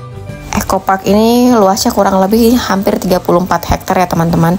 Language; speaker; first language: Indonesian; native; Indonesian